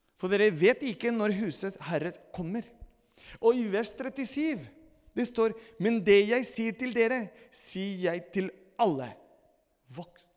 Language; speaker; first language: Norwegian; non-native, fluent; Spanish